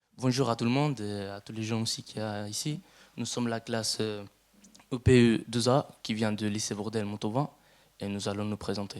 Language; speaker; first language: French; non-native, fluent; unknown